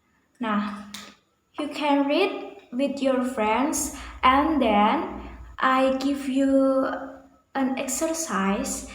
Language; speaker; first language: English; non-native, learner; Indonesian